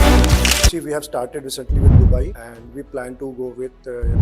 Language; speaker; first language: English; non-native, local second language; Hindi